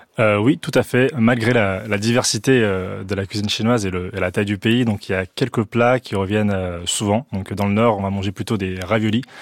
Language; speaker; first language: French; early bilingual, other home language; Wu Chinese